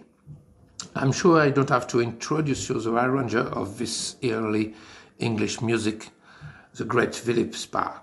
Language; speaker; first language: English; non-native, fluent; French